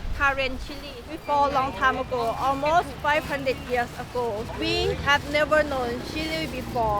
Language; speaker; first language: English; non-native, fluent; Thai